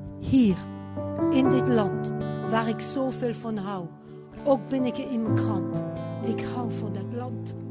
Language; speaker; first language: Dutch; non-native, fluent; French